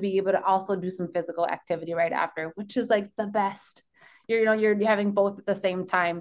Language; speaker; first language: English; early bilingual, other home language; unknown